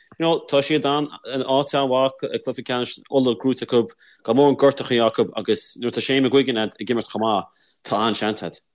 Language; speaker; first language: Irish; native; Irish